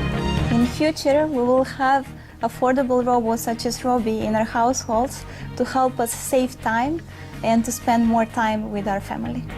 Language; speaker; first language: English; non-native, fluent; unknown